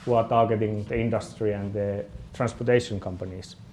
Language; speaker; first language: English; non-native, fluent; Finnish